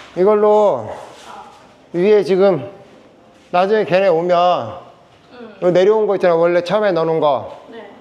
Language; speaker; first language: Korean; native; Korean